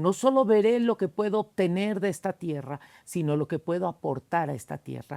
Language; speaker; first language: Spanish; native; Spanish